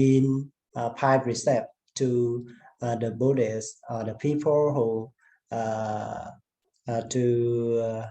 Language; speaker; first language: English; non-native, learner; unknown